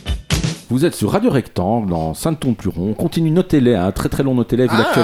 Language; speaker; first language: French; native; French